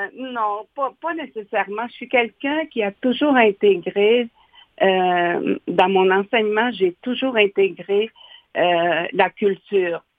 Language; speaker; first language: French; non-native, local second language; Innu-aimun